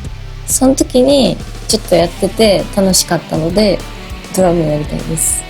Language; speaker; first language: Japanese; native; Japanese